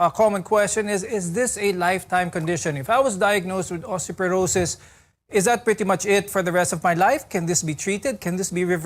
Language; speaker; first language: English; non-native, local second language; Filipino